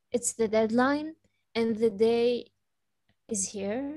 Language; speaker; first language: English; non-native, fluent; Arabic